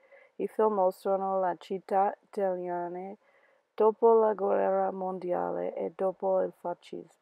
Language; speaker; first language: Italian; non-native, learner; English